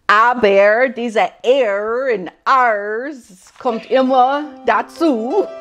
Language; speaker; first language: German; non-native, learner; English